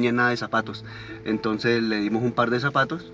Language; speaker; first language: Spanish; native; Spanish